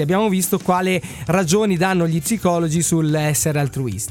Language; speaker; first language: Italian; native; Italian